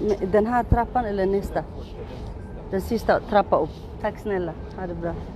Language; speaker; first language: Swedish; non-native, learner; Tigrinya